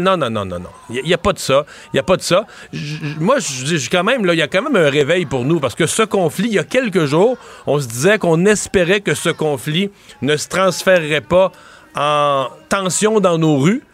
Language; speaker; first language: French; native; French